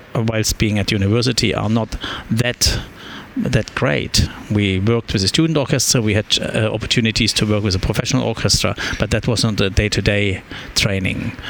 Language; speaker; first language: English; non-native, fluent; German